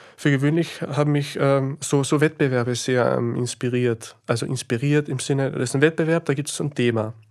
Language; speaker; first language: German; native; German